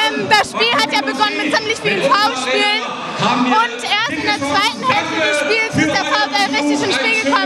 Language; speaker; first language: German; native; German